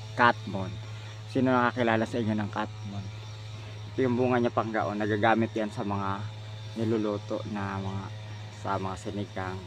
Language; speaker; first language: Filipino; non-native, local second language; Bikol